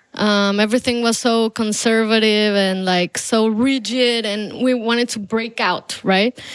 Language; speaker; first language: English; non-native, fluent; Spanish